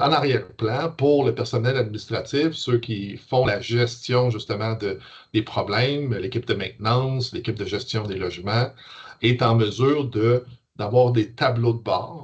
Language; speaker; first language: French; native; French